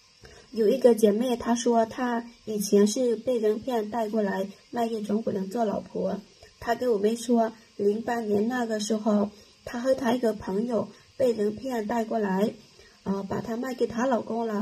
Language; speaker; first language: Chinese; non-native, fluent; Lao